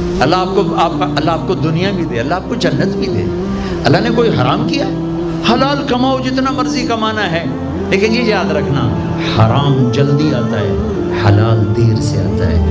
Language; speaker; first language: Urdu; non-native, local second language; Punjabi